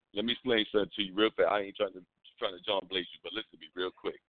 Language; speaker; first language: English; native; English